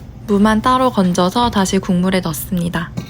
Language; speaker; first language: Korean; native; Korean